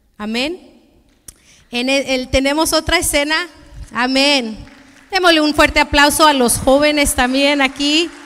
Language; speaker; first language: Spanish; early bilingual, heritage; Spanish